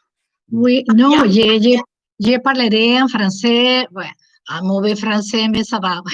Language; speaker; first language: French; non-native, learner; Spanish